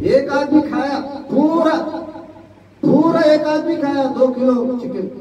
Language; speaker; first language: Hindi; non-native, local second language; Telugu